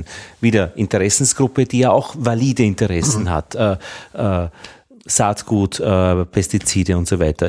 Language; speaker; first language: German; native; German